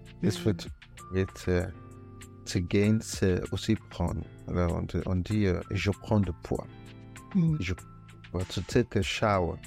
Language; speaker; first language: French; non-native, fluent; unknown